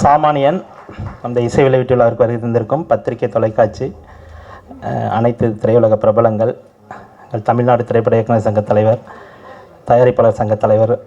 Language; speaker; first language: Tamil; native; Tamil